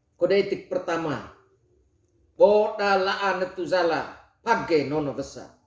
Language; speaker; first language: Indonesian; non-native, local second language; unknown